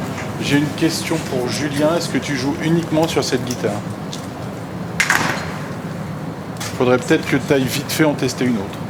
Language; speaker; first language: French; native; French